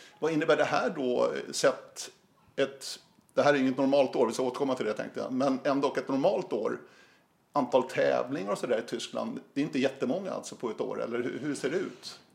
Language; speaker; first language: Swedish; native; Swedish